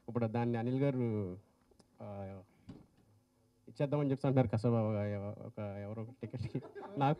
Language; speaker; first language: Telugu; native; Telugu